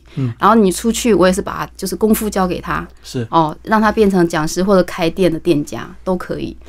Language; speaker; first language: Chinese; native; Chinese